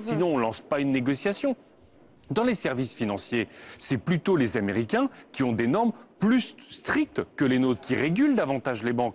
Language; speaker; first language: French; native; French